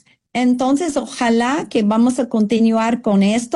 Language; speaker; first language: Spanish; non-native, fluent; English